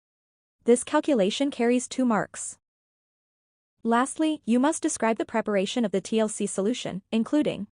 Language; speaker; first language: English; non-native, local second language; Malayalam